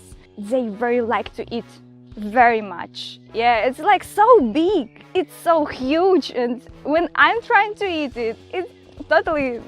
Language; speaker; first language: English; non-native, learner; Ukrainian